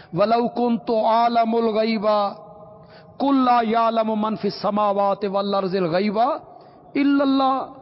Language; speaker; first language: Urdu; non-native, local second language; Punjabi